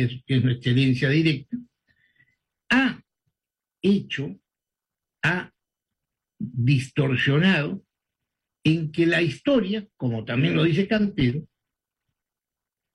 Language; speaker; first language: Spanish; native; Spanish